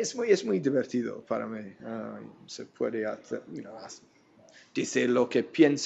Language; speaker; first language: Spanish; non-native, fluent; English